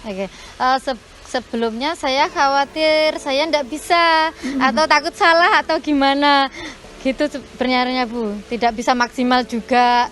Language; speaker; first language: Indonesian; native; Indonesian